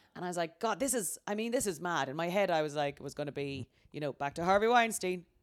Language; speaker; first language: English; native; English